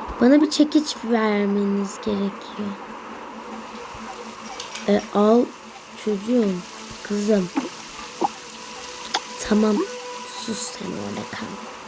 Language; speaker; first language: Turkish; native; Turkish